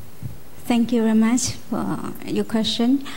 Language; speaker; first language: English; non-native, learner; Lao